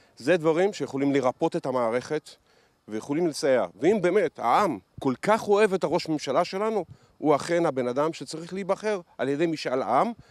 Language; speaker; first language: Hebrew; early bilingual, other home language; Russian